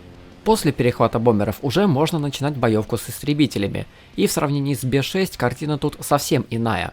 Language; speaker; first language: Russian; native; Russian